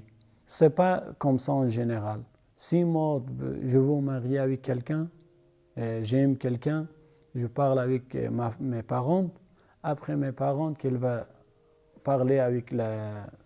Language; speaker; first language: French; non-native, learner; Persian